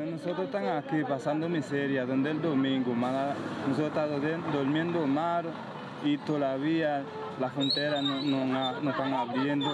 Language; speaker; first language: Spanish; non-native, learner; Haitian Creole